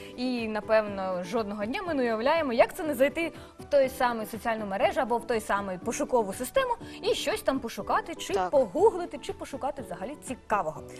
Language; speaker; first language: Ukrainian; native; Ukrainian